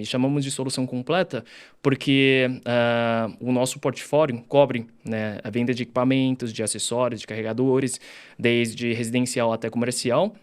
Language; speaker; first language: Portuguese; early bilingual, other home language; Chinese